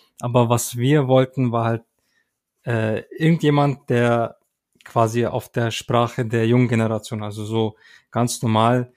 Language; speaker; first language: German; early bilingual, other home language; Turkish